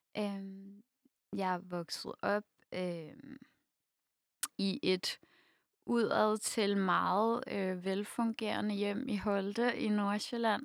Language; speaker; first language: Danish; native; Danish